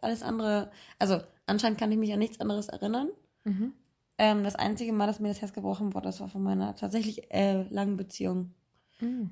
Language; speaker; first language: German; native; German